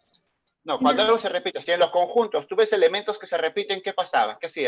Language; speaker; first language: Spanish; native; Spanish